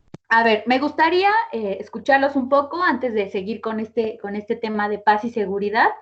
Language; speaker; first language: Spanish; native; Spanish